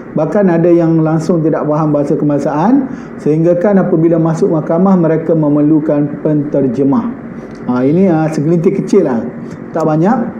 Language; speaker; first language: Malay; native; Malay